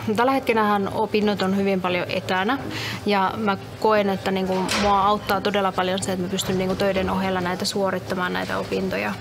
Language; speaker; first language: Finnish; native; Finnish